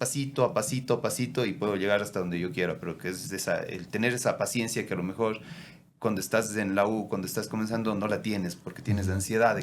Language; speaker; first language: Spanish; native; Spanish